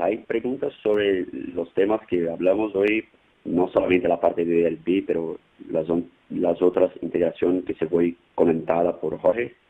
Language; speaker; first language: Spanish; non-native, fluent; Portuguese